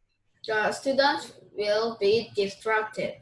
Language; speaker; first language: English; non-native, learner; Korean